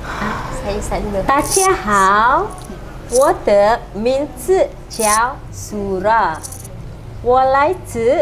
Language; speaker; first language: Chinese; non-native, learner; Malay